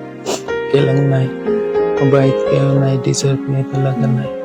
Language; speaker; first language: Filipino; non-native, learner; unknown